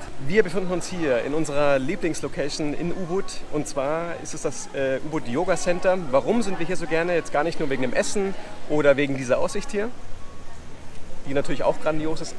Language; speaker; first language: German; native; German